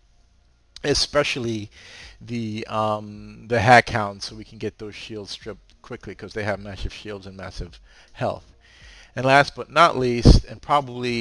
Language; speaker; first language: English; native; English